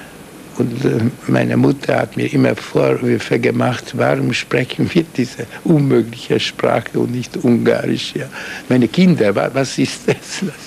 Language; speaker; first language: German; non-native, fluent; Hungarian